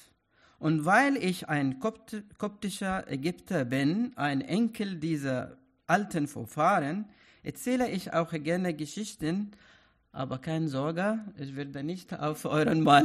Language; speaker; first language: German; non-native, fluent; Arabic